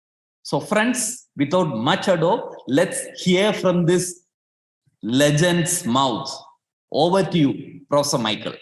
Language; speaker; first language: English; non-native, local second language; Malayalam